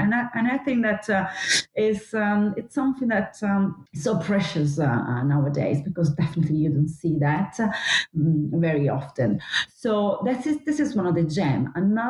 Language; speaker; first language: English; non-native, fluent; Italian